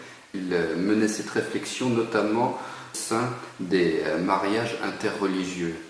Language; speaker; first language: French; native; French